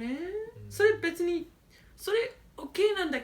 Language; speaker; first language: Japanese; non-native, learner; English